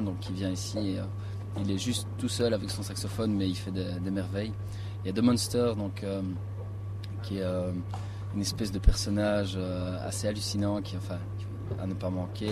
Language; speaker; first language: French; native; French